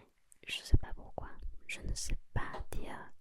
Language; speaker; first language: French; non-native, learner; Spanish